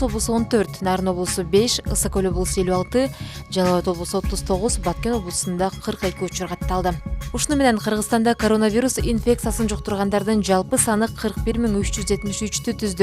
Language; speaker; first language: Kyrgyz; native; Kyrgyz